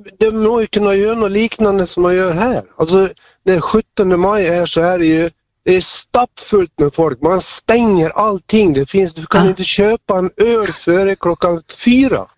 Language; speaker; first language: Swedish; native; Swedish